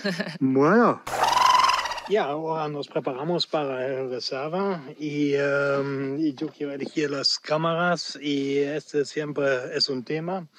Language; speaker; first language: Spanish; non-native, learner; German